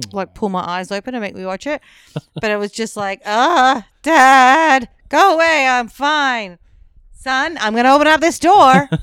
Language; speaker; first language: English; native; English